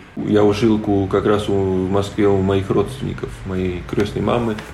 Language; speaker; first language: Russian; non-native, local second language; Polish